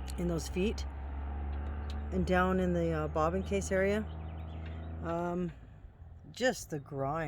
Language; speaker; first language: English; native; English